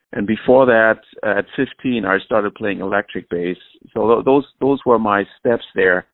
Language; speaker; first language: English; non-native, fluent; German